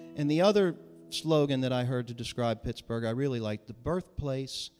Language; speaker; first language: English; native; English